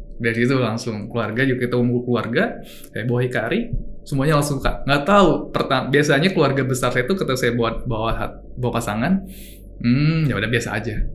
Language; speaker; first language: Indonesian; native; Indonesian